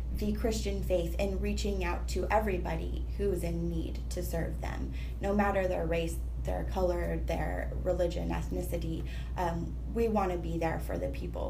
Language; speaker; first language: English; native; English